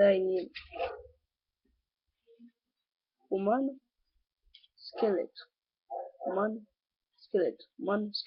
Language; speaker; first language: Portuguese; native; Portuguese